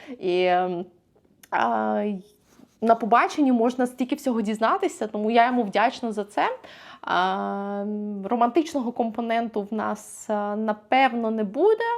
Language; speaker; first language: Ukrainian; native; Ukrainian